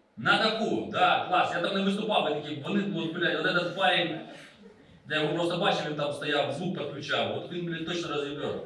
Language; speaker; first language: Ukrainian; non-native, local second language; Russian